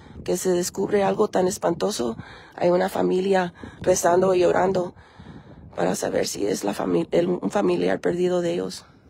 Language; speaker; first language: Spanish; early bilingual, heritage; Spanish